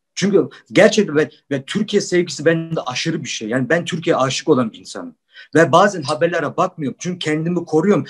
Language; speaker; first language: Turkish; early bilingual, heritage; Turkish